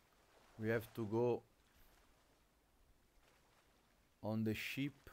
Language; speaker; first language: English; non-native, learner; Italian